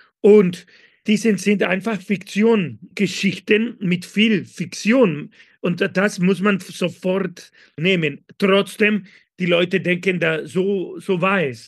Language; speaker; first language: German; non-native, fluent; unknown